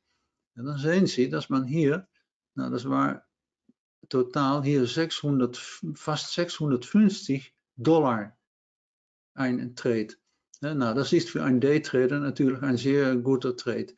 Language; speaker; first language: German; non-native, learner; Dutch